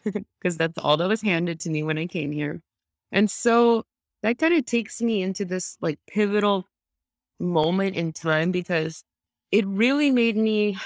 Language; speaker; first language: English; early bilingual, other home language; Russian